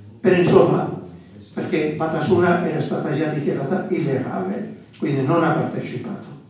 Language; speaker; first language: Italian; non-native, fluent; Basque